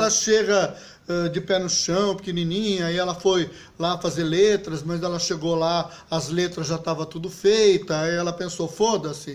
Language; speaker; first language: Portuguese; native; Portuguese